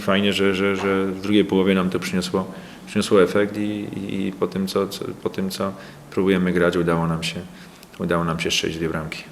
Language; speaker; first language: Polish; native; Polish